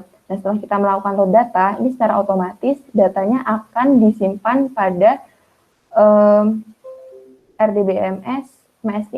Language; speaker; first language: Indonesian; native; Indonesian